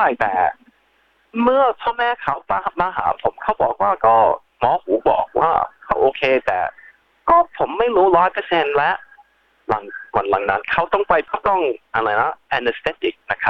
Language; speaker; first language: Thai; early bilingual, heritage; Thai